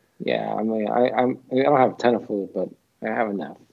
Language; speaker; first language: English; native; English